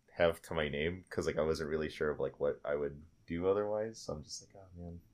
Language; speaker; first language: English; early bilingual, other home language; Filipino